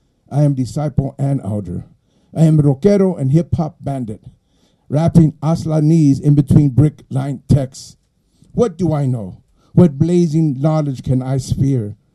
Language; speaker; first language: English; early bilingual, other home language; Spanish